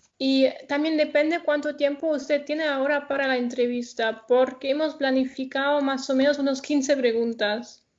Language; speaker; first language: Spanish; non-native, fluent; German